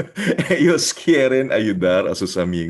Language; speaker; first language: Spanish; non-native, fluent; Filipino